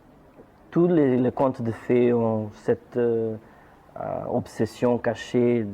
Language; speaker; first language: French; non-native, fluent; Portuguese